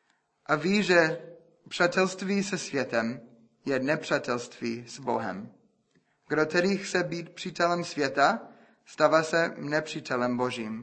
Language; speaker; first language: Czech; non-native, fluent; English